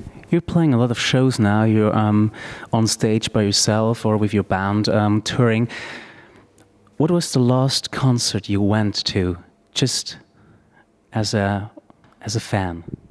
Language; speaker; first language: English; non-native, fluent; German